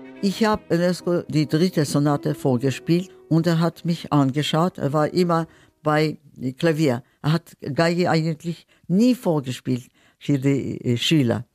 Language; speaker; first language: German; non-native, fluent; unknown